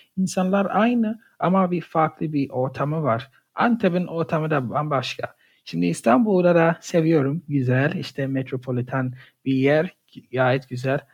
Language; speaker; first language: Turkish; non-native, fluent; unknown